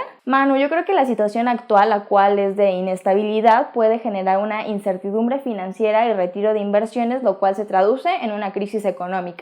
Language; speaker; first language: Spanish; native; Spanish